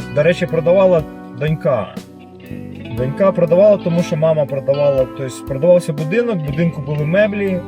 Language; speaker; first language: Ukrainian; native; Ukrainian